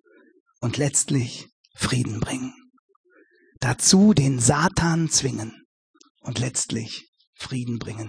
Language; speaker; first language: German; native; German